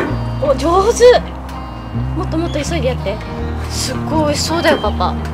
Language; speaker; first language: Japanese; native; Japanese